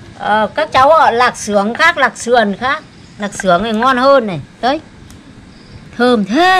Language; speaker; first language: Vietnamese; native; Vietnamese